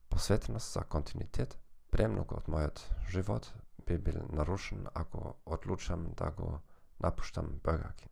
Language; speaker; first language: Macedonian; non-native, learner; German